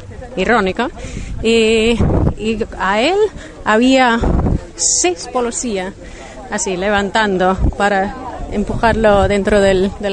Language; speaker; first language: Spanish; non-native, learner; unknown